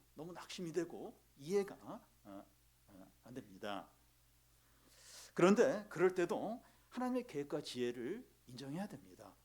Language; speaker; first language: Korean; native; Korean